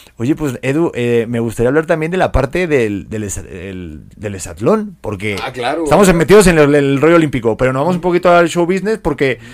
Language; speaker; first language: Spanish; native; Spanish